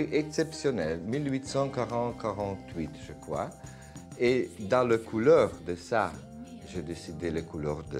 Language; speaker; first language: French; non-native, learner; Italian